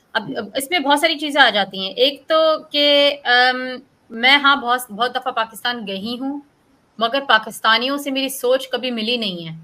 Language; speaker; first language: Urdu; native; Urdu